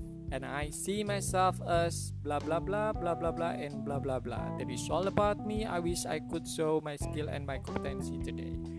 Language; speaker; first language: English; non-native, learner; Indonesian